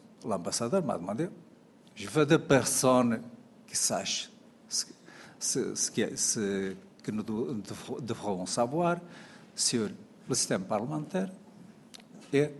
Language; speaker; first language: French; non-native, fluent; Portuguese